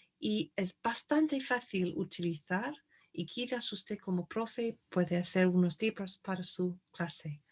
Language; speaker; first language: Spanish; non-native, fluent; English